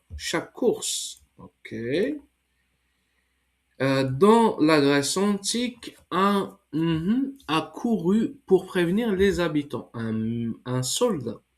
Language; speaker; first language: French; non-native, fluent; English